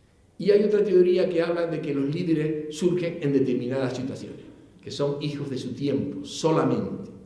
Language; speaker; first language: Spanish; native; Spanish